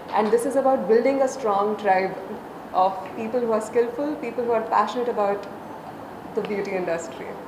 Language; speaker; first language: English; non-native, local second language; Telugu